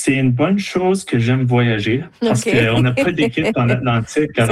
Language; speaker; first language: French; native; French